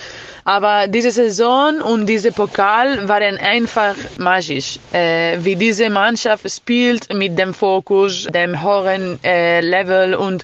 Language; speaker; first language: German; non-native, learner; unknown